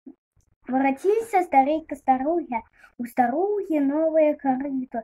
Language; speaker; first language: Russian; native; Russian